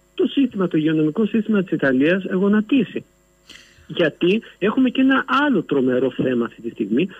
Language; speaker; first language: Greek; native; Greek